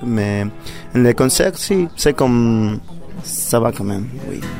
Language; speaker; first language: French; non-native, learner; Spanish